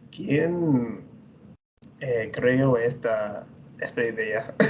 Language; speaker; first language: Spanish; non-native, fluent; English